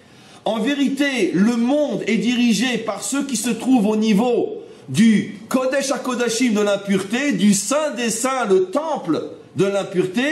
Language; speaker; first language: French; native; French